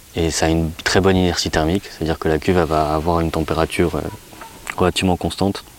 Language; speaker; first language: French; native; French